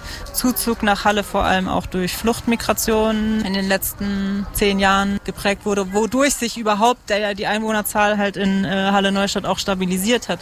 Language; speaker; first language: German; native; German